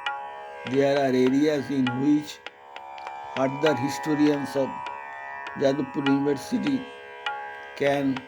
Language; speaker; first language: English; non-native, local second language; Bangla